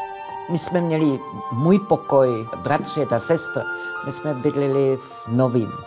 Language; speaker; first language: Czech; non-native, local second language; English